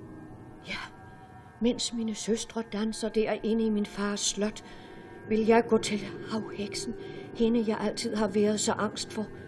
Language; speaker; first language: Danish; native; Danish